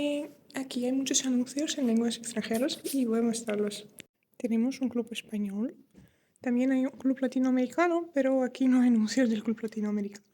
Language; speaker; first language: Spanish; non-native, fluent; Russian